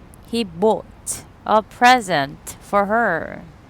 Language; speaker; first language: English; non-native, fluent; Korean